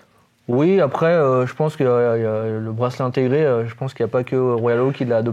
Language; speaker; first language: French; native; French